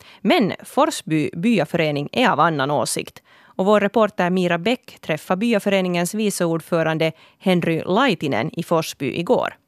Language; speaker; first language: Swedish; native; Swedish